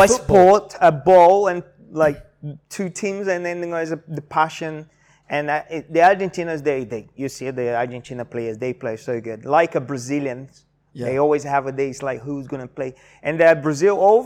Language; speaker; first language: English; non-native, fluent; Portuguese